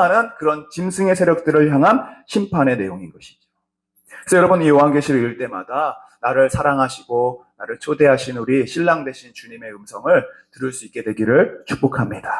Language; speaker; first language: Korean; native; Korean